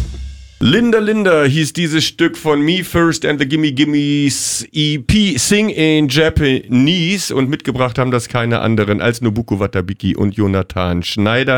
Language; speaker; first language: German; native; German